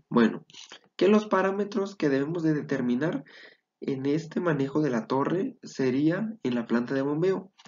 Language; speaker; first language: Spanish; native; Spanish